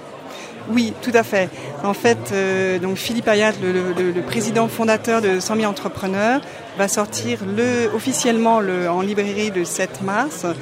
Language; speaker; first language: French; native; French